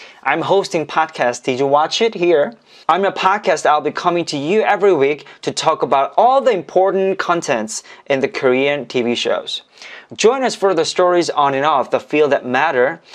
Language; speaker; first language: English; non-native, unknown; Korean